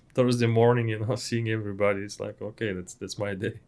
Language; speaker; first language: English; non-native, fluent; Bulgarian